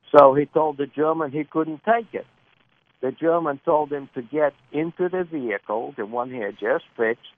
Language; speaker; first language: English; early bilingual, other home language; Lithuanian